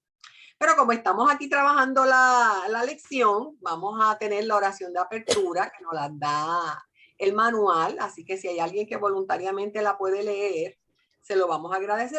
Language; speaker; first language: Spanish; native; Spanish